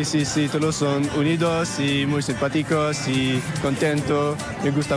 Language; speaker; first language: Spanish; non-native, learner; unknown